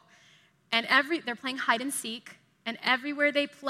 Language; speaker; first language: English; native; English